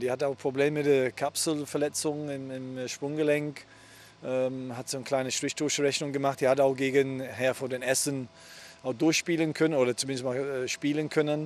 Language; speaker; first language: German; non-native, fluent; English